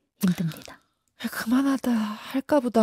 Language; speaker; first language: Korean; native; Korean